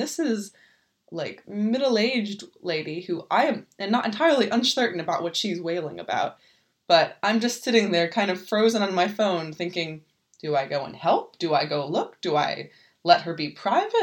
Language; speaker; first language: English; native; English